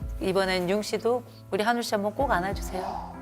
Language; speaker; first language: Korean; native; Korean